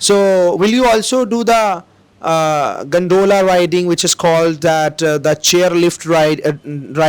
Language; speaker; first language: English; non-native, local second language; Hindi